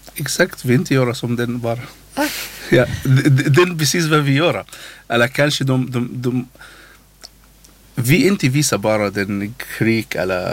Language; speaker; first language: Swedish; non-native, learner; Arabic